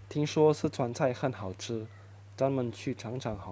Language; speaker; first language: Chinese; non-native, fluent; Indonesian